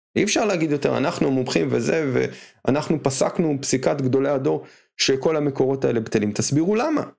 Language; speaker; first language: Hebrew; native; Hebrew